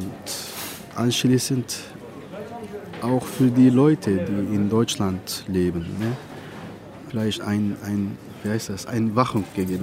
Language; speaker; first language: German; non-native, learner; Turkish